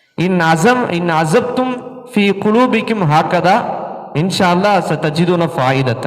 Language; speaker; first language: Arabic; non-native, fluent; Tamil